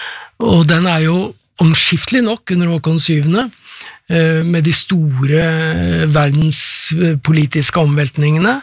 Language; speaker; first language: Norwegian; native; Norwegian